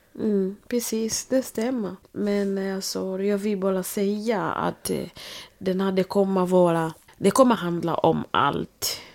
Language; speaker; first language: Swedish; non-native, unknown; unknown